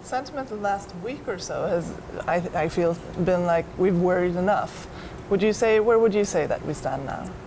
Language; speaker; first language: English; non-native, fluent; Swedish